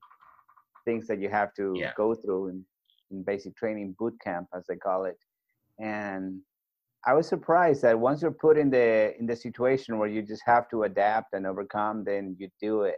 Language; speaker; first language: English; non-native, fluent; Spanish